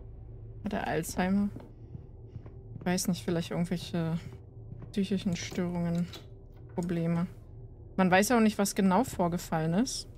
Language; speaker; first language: German; native; German